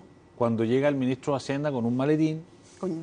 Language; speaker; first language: Spanish; native; Spanish